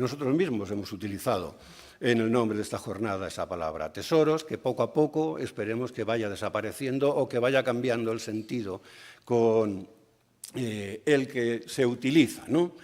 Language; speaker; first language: Spanish; native; Spanish